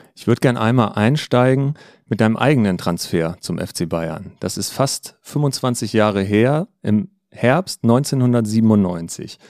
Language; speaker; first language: German; native; German